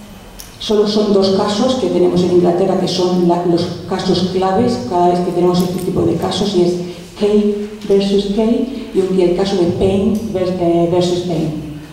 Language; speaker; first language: Spanish; native; Spanish